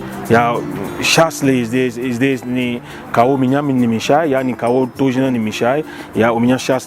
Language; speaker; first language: Russian; non-native, learner; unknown